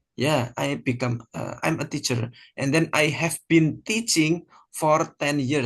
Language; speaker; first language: English; non-native, fluent; Indonesian